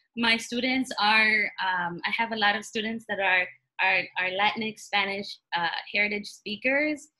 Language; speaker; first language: English; early bilingual, other home language; Spanish